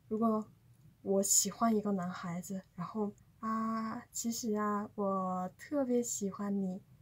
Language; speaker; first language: Chinese; non-native, fluent; Korean